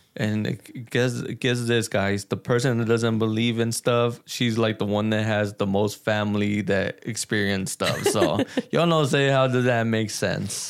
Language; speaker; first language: English; early bilingual, other home language; Spanish